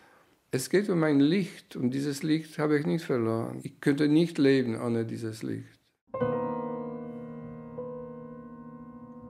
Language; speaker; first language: German; non-native, fluent; Polish